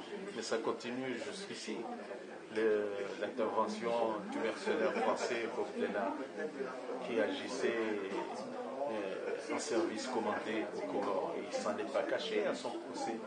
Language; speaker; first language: French; non-native, local second language; Comorian